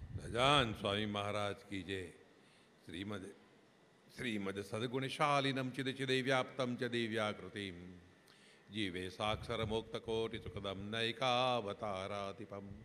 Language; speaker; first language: Hindi; non-native, local second language; Gujarati